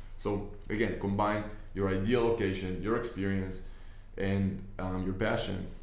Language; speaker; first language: English; non-native, fluent; Hebrew